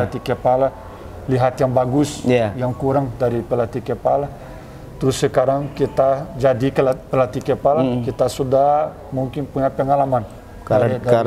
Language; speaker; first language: Indonesian; non-native, fluent; Portuguese